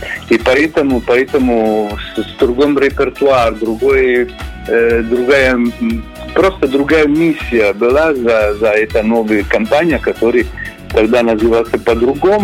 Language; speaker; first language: Russian; non-native, learner; Italian